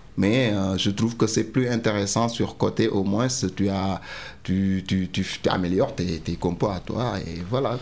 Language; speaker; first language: French; non-native, local second language; Wolof